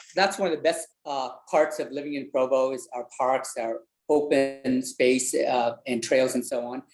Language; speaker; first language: English; early bilingual, other home language; Vietnamese